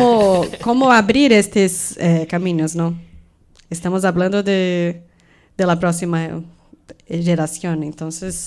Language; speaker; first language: Spanish; non-native, fluent; Portuguese